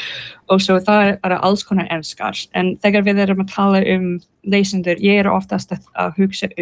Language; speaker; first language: Icelandic; non-native, fluent; English